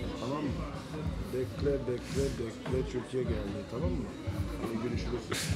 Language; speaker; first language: Turkish; non-native, learner; French